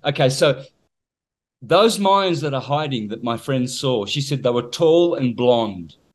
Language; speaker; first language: English; native; English